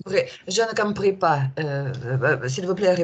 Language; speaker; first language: French; non-native, learner; Russian